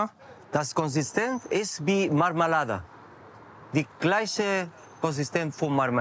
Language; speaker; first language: German; non-native, learner; Spanish